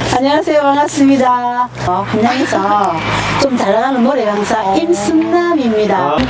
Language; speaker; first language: Korean; native; Korean